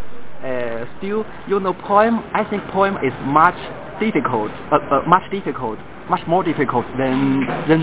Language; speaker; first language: English; non-native, fluent; Chinese